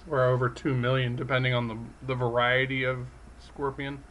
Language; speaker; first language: English; native; English